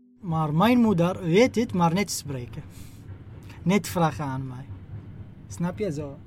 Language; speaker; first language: Dutch; non-native, learner; Arabic